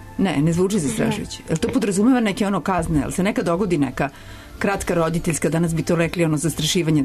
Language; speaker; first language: Serbian; native; Serbian